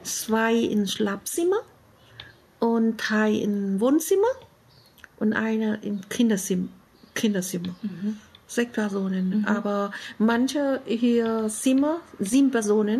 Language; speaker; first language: German; non-native, learner; Vietnamese